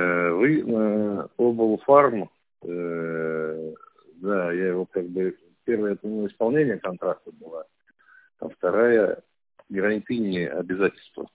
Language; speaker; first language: Russian; native; Russian